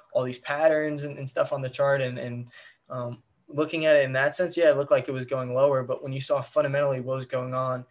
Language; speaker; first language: English; native; English